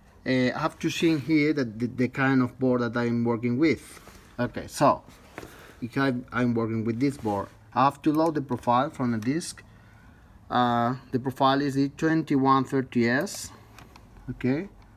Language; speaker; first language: English; non-native, fluent; Spanish